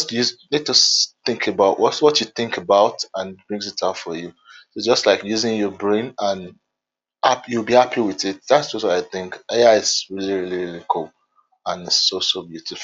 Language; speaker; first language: English; non-native, local second language; Yoruba